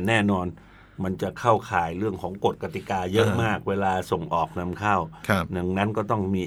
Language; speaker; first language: Thai; native; Thai